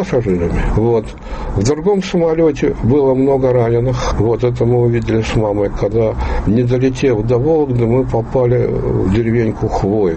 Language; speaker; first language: Russian; native; Russian